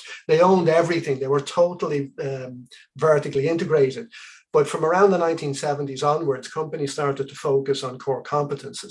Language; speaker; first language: English; native; English